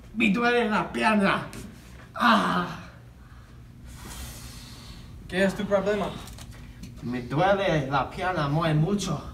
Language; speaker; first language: Spanish; non-native, learner; English